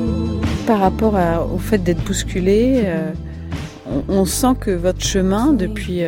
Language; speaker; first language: French; native; French